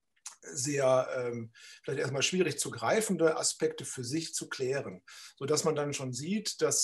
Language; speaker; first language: German; native; German